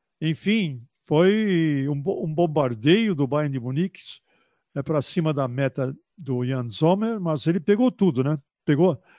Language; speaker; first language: Portuguese; early bilingual, other home language; German